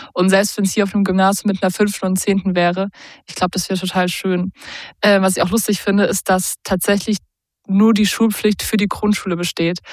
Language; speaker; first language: German; native; German